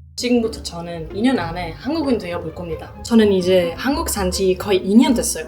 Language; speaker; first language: Korean; non-native, fluent; German